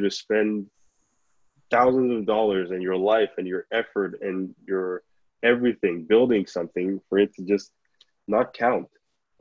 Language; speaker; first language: English; non-native, local second language; Yoruba